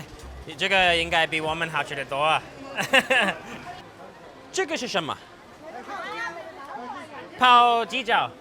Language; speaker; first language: Chinese; non-native, fluent; English